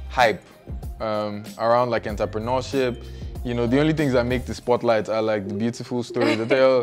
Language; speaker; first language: English; non-native, local second language; Yoruba